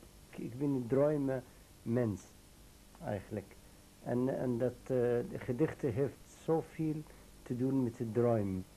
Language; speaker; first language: Dutch; non-native, learner; Arabic